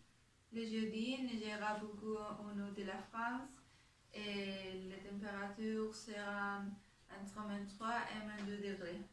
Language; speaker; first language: French; non-native, learner; Spanish